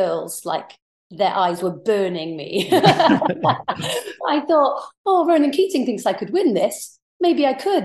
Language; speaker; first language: English; native; English